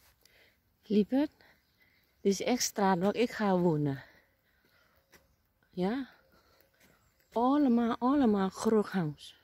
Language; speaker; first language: Dutch; non-native, learner; Thai